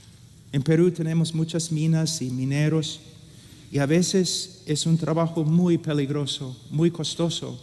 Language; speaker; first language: Spanish; non-native, fluent; English